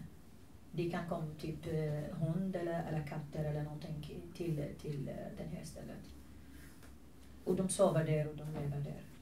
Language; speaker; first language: Swedish; non-native, fluent; Arabic